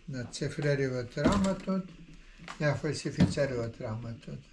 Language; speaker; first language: Estonian; non-native, learner; Ukrainian